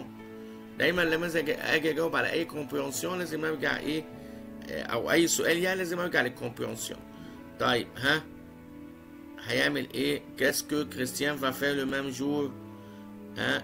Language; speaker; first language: French; non-native, fluent; Arabic